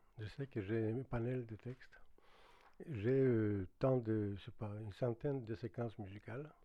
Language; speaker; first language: French; non-native, fluent; Greek